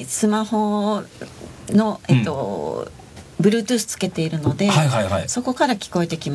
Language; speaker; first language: Japanese; native; Japanese